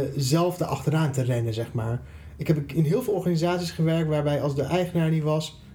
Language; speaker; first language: Dutch; non-native, fluent; Persian